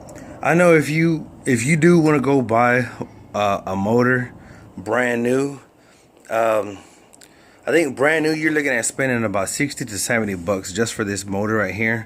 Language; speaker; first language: English; native; English